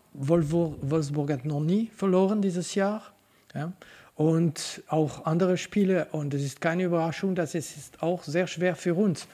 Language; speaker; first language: German; non-native, local second language; French